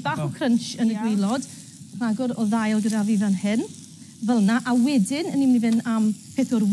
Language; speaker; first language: Welsh; native; Welsh